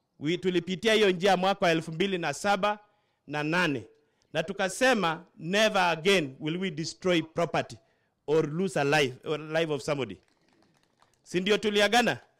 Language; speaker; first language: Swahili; non-native, local second language; Kalenjin